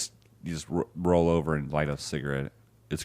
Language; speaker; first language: English; native; English